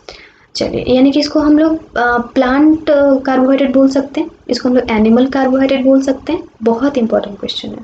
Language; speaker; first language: Hindi; native; Hindi